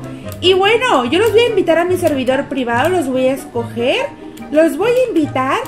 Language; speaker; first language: Spanish; native; Spanish